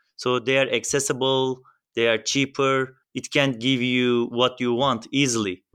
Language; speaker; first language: English; non-native, fluent; Turkish